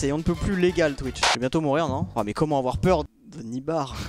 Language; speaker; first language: French; native; French